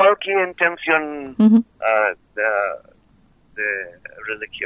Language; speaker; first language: Spanish; non-native, fluent; English